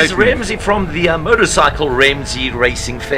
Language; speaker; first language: English; native; English